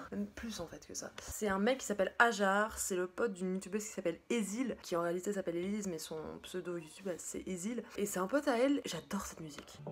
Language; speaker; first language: French; native; French